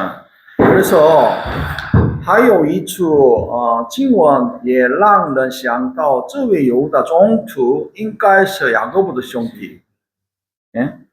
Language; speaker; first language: Chinese; non-native, fluent; Korean